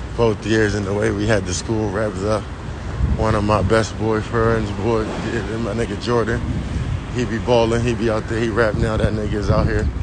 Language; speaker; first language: English; native; English